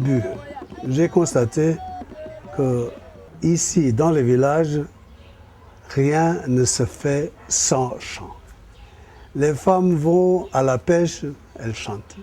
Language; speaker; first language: French; non-native, fluent; German